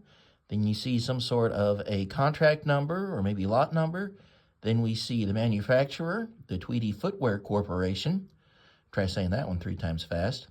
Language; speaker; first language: English; native; English